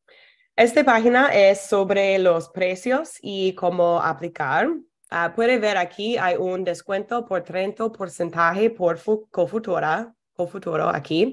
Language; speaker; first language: Spanish; non-native, fluent; English